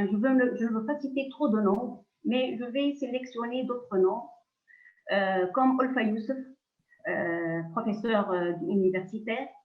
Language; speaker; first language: French; non-native, local second language; Arabic